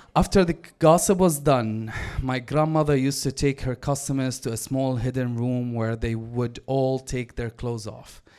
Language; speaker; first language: English; non-native, fluent; Arabic